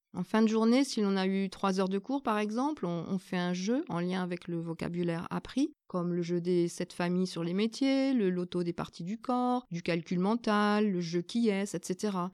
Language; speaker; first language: French; native; French